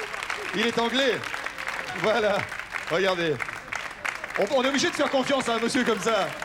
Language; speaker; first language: French; native; French